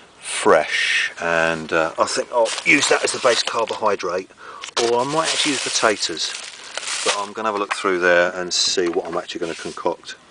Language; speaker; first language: English; native; English